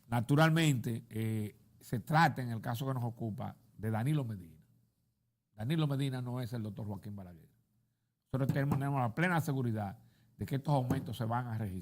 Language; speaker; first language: Spanish; native; Spanish